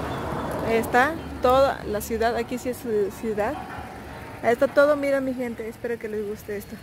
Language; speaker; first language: Spanish; native; Spanish